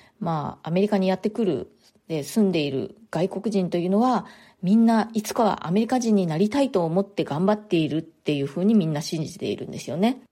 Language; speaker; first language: Japanese; native; Japanese